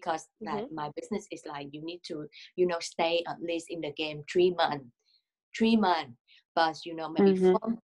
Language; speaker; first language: English; non-native, learner; Vietnamese